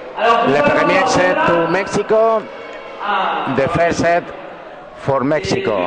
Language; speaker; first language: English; non-native, learner; Spanish